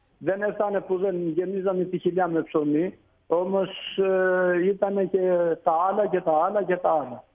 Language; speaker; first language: Greek; non-native, fluent; Albanian